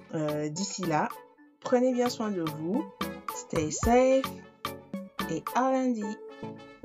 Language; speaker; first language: French; native; French